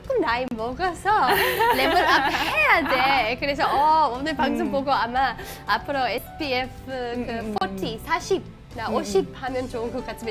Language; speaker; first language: Korean; non-native, fluent; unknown